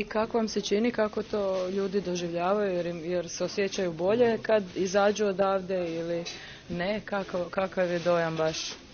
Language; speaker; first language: Croatian; native; Croatian